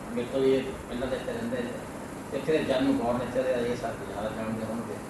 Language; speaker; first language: Punjabi; native; Punjabi